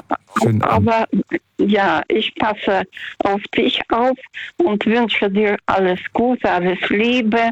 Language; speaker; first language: German; non-native, fluent; Russian